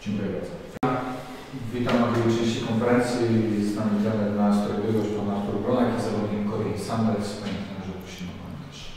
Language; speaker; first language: Polish; native; Polish